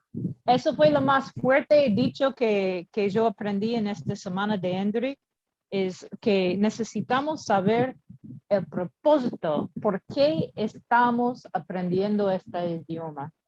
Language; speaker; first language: Spanish; non-native, learner; English